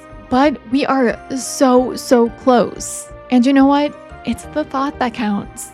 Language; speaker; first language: English; native; English